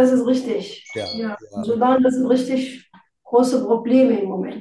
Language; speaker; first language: German; non-native, learner; Arabic